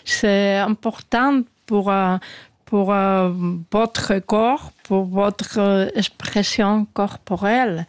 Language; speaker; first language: French; non-native, fluent; Spanish